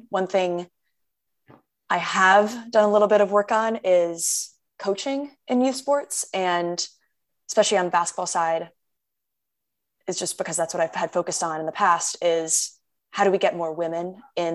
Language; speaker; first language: English; native; English